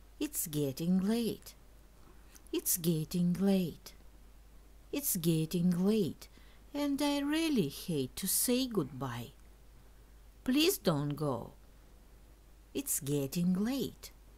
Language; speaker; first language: English; non-native, fluent; Russian